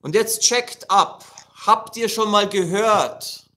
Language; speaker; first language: German; non-native, fluent; Italian